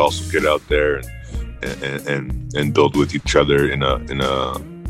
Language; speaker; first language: English; native; English